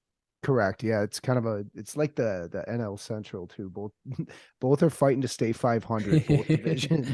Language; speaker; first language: English; native; English